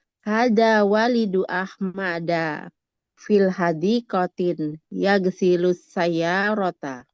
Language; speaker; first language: Arabic; non-native, learner; Indonesian